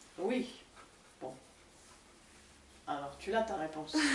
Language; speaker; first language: French; native; French